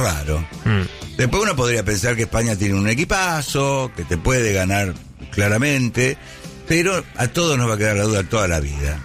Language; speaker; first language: Spanish; native; Spanish